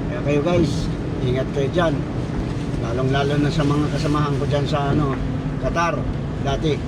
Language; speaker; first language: Filipino; non-native, local second language; Iloko